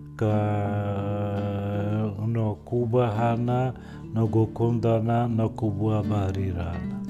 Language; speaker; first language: Kinyarwanda; non-native, fluent; Polish